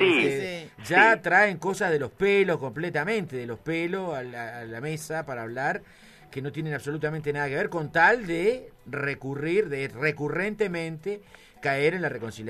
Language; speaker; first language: Spanish; native; Spanish